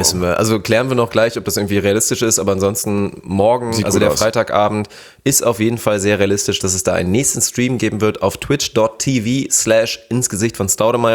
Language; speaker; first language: German; native; German